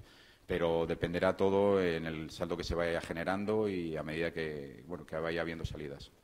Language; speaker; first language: Spanish; native; Spanish